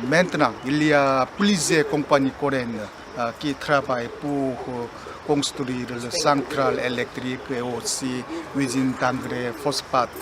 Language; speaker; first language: French; non-native, learner; Korean